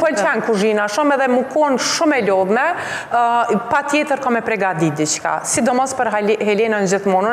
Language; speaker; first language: Albanian; native; Albanian